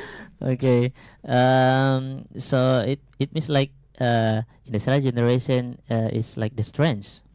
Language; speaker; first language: English; non-native, learner; Indonesian